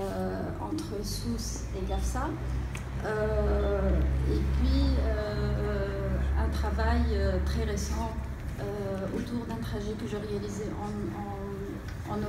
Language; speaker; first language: French; non-native, local second language; Arabic